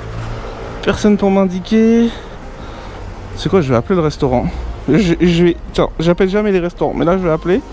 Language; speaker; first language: French; native; French